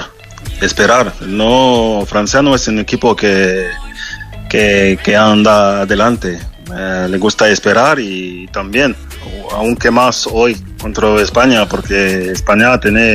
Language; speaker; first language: Spanish; non-native, fluent; French